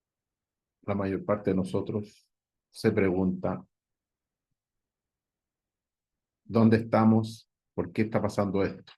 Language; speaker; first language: Spanish; native; Spanish